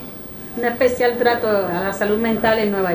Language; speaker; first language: Spanish; native; Spanish